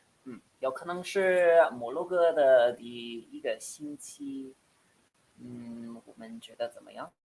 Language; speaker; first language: Chinese; non-native, learner; English